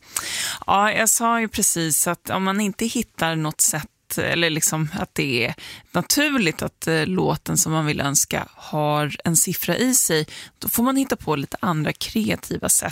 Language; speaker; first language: Swedish; native; Swedish